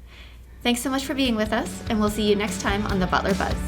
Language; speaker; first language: English; native; English